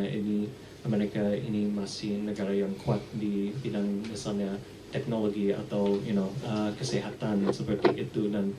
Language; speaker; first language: Indonesian; early bilingual, heritage; English